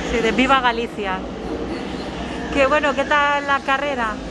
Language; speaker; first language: Spanish; native; Spanish